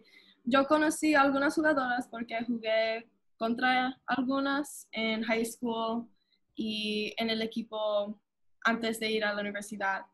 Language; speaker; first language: Spanish; early bilingual, heritage; English